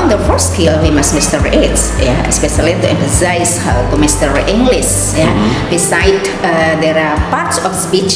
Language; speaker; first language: English; non-native, learner; Indonesian